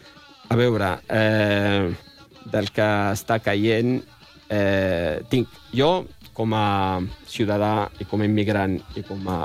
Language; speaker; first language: Catalan; non-native, fluent; Riffian